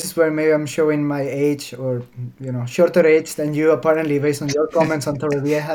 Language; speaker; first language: English; non-native, fluent; Spanish